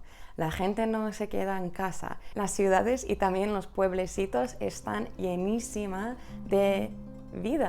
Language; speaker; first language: Spanish; non-native, fluent; English